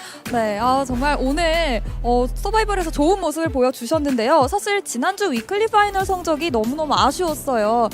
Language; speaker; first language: Korean; native; Korean